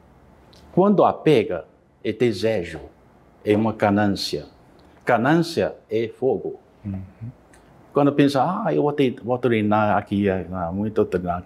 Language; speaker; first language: Portuguese; non-native, learner; Chinese